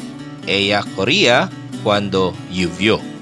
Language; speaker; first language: Spanish; non-native, fluent; Filipino